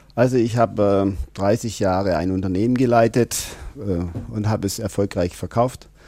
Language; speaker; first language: German; native; German